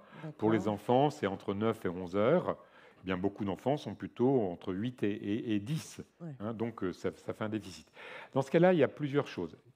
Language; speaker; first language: French; native; French